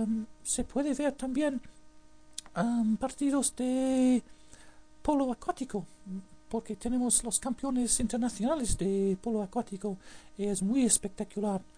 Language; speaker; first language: Spanish; non-native, fluent; English